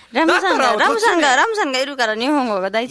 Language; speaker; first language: Japanese; non-native, learner; Nepali